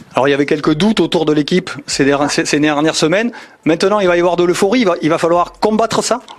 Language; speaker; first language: French; native; French